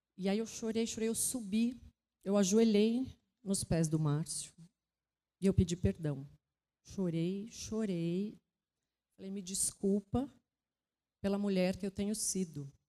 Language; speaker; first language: Portuguese; native; Portuguese